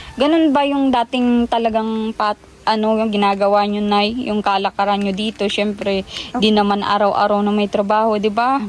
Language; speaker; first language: Filipino; native; Filipino